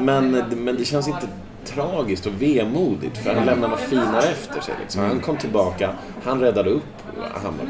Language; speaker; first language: Swedish; native; Swedish